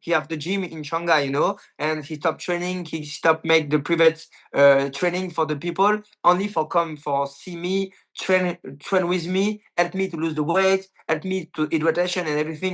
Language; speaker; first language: English; non-native, learner; French